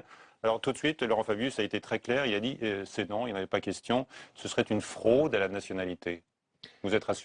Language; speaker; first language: French; native; French